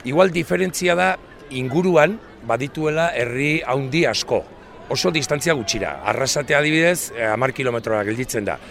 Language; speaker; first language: Basque; native; Basque